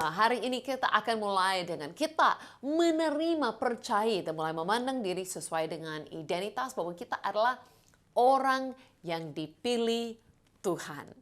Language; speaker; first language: Indonesian; non-native, fluent; English